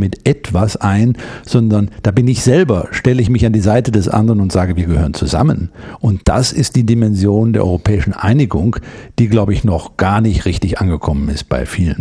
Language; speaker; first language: German; native; German